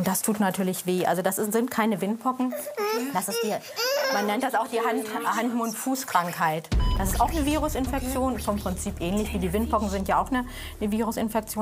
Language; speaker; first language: German; native; German